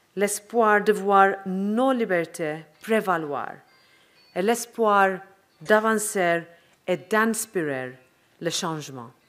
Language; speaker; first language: French; non-native, fluent; Maltese